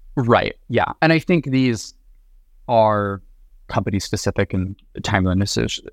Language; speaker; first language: English; native; English